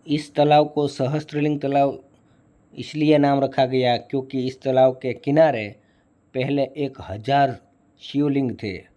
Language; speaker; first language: Hindi; non-native, local second language; Gujarati